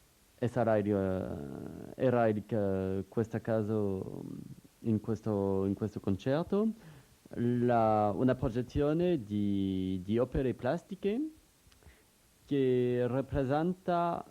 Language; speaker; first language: Italian; non-native, learner; French